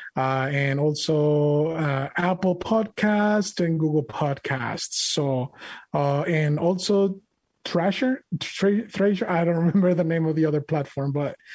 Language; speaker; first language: English; non-native, fluent; Spanish